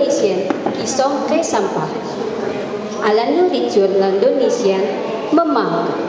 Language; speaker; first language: French; non-native, learner; Indonesian